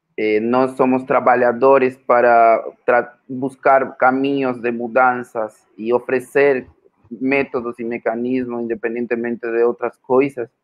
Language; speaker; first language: Portuguese; non-native, fluent; Spanish